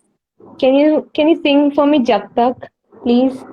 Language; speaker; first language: English; non-native, local second language; Hindi